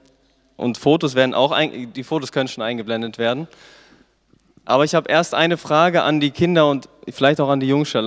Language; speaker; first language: German; native; German